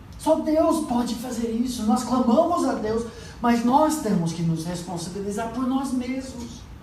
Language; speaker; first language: Portuguese; non-native, fluent; English